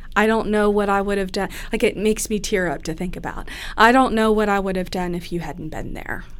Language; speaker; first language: English; native; English